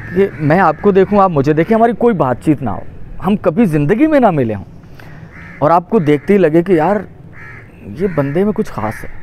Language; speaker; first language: Urdu; non-native, local second language; Punjabi